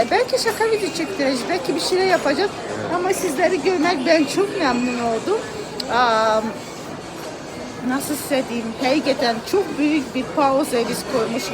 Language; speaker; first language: Turkish; non-native, learner; Azerbaijani